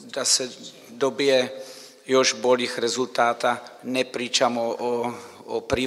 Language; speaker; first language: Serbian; non-native, fluent; Czech